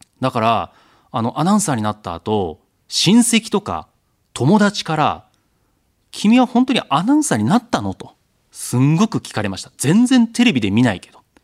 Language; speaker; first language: Japanese; native; Japanese